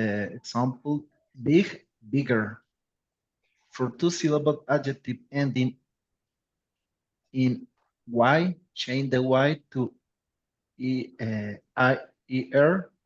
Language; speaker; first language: English; non-native, learner; Spanish